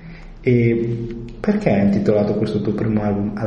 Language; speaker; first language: Italian; native; Italian